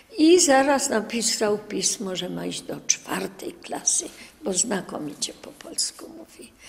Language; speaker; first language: Polish; native; Polish